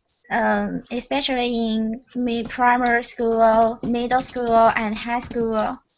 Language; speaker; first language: English; non-native, learner; Chinese